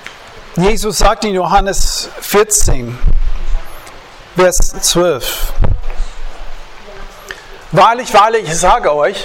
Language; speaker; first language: German; non-native, fluent; English